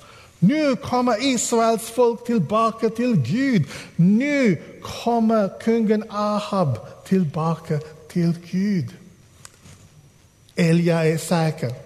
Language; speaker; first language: Swedish; non-native, fluent; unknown